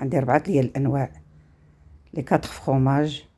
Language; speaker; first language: Arabic; native; Arabic